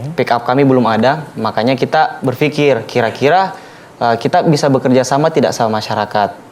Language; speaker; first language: Indonesian; native; Indonesian